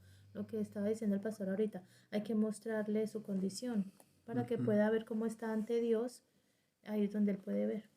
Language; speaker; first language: Spanish; native; Spanish